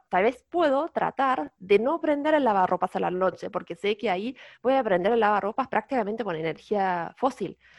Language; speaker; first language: Spanish; non-native, fluent; German